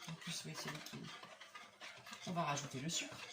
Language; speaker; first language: French; native; French